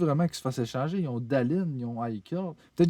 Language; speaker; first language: French; native; French